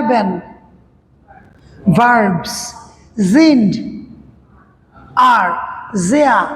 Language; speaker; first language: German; non-native, fluent; Bangla